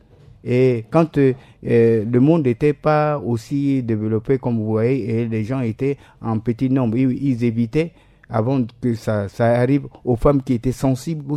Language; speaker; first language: French; non-native, local second language; Sango